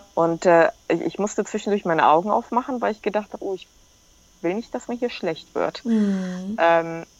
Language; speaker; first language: German; native; German